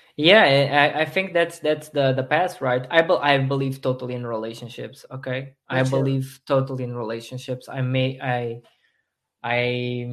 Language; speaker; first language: English; non-native, fluent; Portuguese